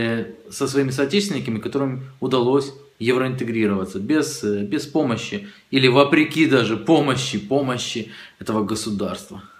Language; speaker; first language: Russian; native; Russian